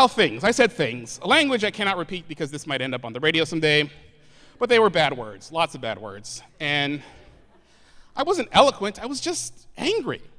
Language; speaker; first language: English; native; English